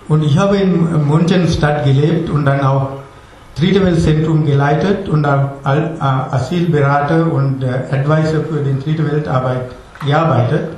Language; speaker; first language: German; non-native, learner; Sinhala